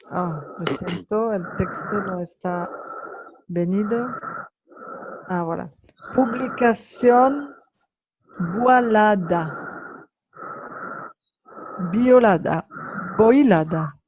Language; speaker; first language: Spanish; non-native, fluent; French